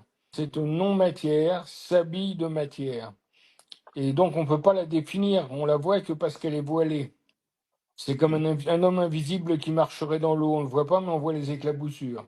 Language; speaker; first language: French; native; French